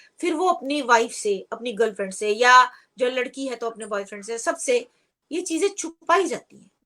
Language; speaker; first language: Hindi; native; Hindi